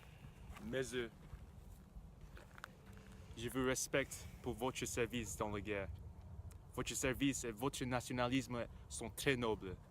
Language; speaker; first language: French; non-native, learner; English